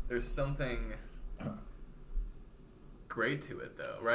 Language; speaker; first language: English; native; English